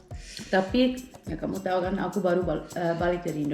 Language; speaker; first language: Indonesian; early bilingual, heritage; Indonesian